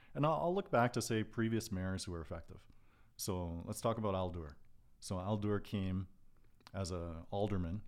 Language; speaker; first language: English; native; English